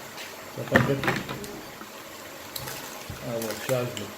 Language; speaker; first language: French; non-native, learner; Urdu